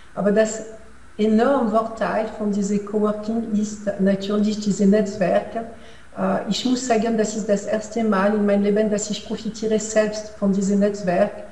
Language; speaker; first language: German; non-native, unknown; French